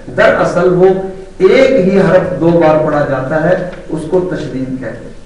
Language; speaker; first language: Urdu; non-native, local second language; Punjabi